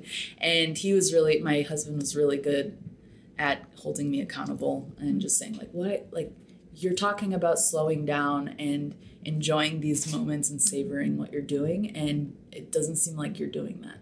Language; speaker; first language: English; native; English